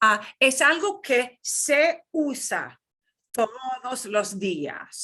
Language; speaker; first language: Spanish; non-native, fluent; English